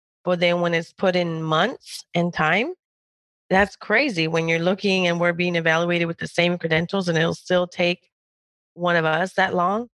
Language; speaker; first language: English; early bilingual, other home language; Spanish